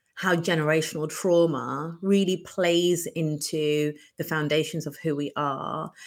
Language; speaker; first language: English; native; English